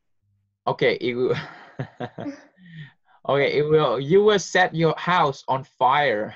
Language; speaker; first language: English; non-native, fluent; Vietnamese